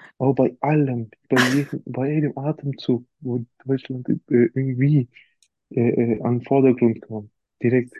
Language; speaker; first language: German; early bilingual, other home language; Turkish